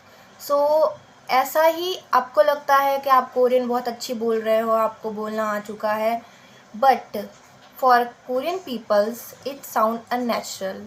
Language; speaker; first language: Hindi; native; Hindi